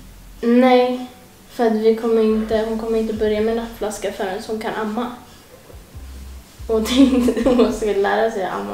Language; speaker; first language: Swedish; native; Swedish